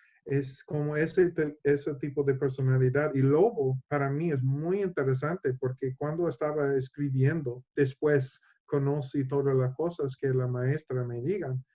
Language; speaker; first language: Spanish; non-native, learner; English